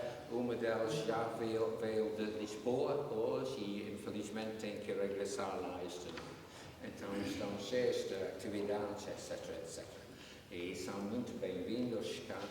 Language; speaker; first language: Portuguese; non-native, learner; English